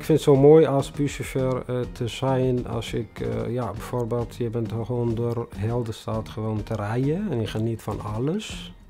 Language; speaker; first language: Dutch; non-native, fluent; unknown